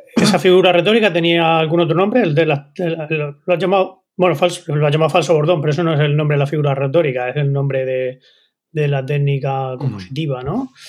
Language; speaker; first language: Spanish; native; Spanish